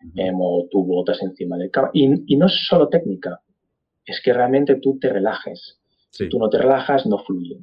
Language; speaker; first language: Spanish; native; Spanish